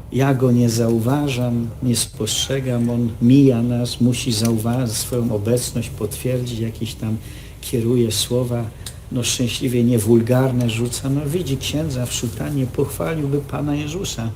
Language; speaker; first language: Polish; native; Polish